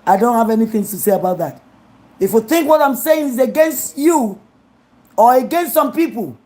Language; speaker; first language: English; non-native, local second language; Yoruba